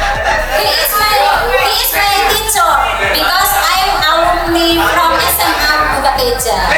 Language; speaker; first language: English; non-native, learner; Indonesian